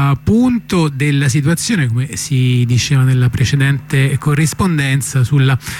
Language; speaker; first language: Italian; native; Italian